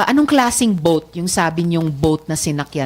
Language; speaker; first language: Filipino; native; Filipino